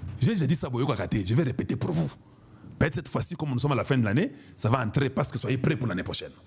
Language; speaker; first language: French; non-native, local second language; Lingala